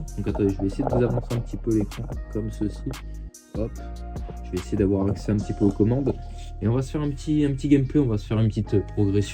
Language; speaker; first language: French; native; French